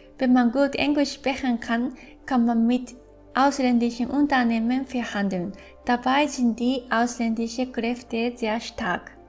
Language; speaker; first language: German; non-native, fluent; Japanese